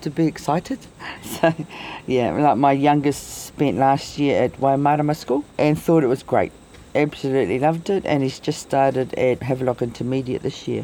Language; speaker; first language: English; native; English